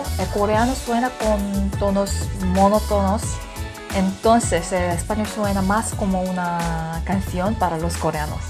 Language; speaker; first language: Spanish; non-native, learner; Korean